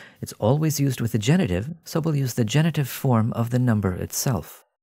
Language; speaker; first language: English; native; English